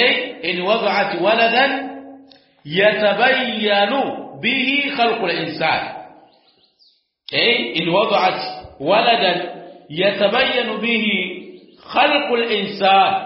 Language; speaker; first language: Arabic; non-native, fluent; Swahili